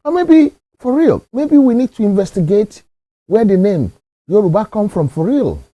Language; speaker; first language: English; non-native, local second language; Yoruba